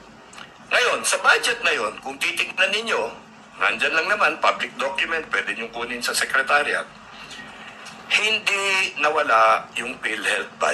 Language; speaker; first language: Filipino; native; Filipino